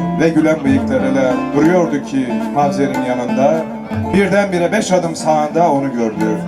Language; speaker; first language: Turkish; native; Turkish